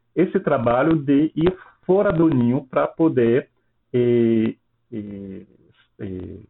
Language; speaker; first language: Portuguese; non-native, fluent; French